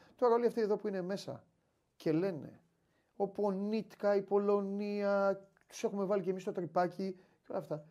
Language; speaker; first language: Greek; native; Greek